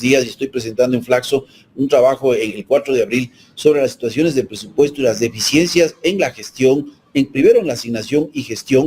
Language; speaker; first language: Spanish; native; Spanish